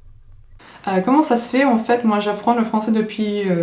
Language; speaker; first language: French; non-native, fluent; Turkish